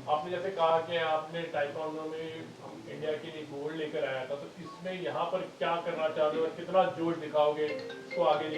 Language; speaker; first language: Hindi; native; Hindi